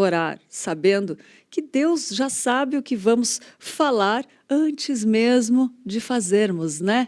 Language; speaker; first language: Portuguese; native; Portuguese